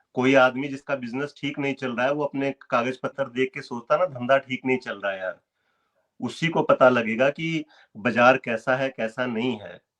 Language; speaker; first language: Hindi; native; Hindi